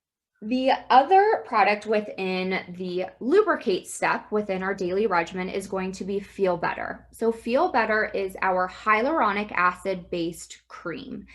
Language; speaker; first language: English; native; English